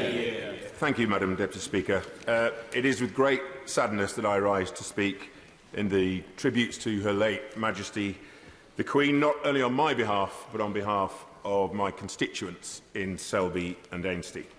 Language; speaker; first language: English; native; English